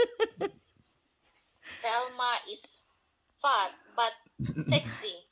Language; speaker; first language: English; non-native, local second language; Cebuano